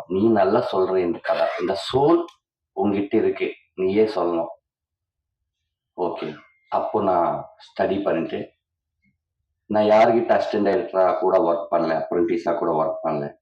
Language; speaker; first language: Tamil; non-native, learner; Telugu